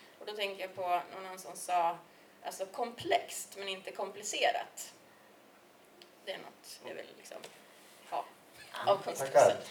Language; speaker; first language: Swedish; native; Swedish